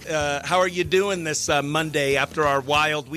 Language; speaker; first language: English; native; English